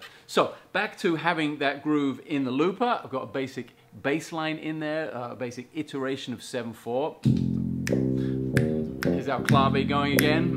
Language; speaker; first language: English; native; English